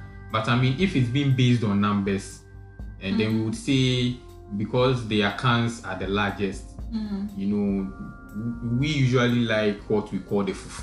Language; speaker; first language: English; non-native, local second language; Akan